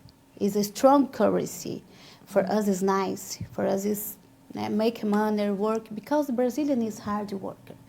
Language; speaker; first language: English; non-native, learner; Portuguese